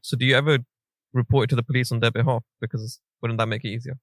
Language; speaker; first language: English; native; English